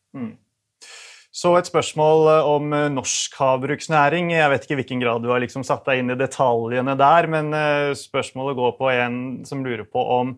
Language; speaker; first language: Norwegian; native; Norwegian